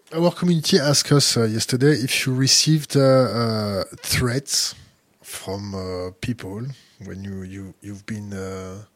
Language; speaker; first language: English; non-native, learner; French